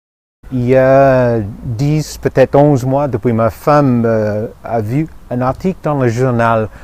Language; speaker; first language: French; non-native, fluent; English